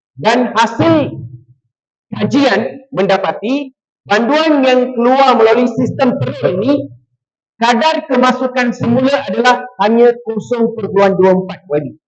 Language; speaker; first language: Malay; non-native, local second language; Tamil